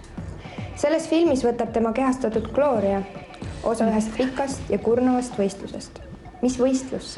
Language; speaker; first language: Estonian; native; Estonian